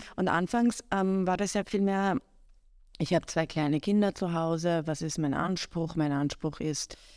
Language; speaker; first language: German; early bilingual, other home language; Persian